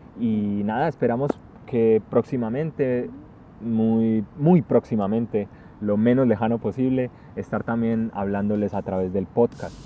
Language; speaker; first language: Spanish; native; Spanish